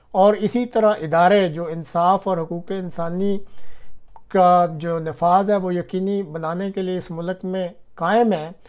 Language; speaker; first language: Urdu; non-native, local second language; Punjabi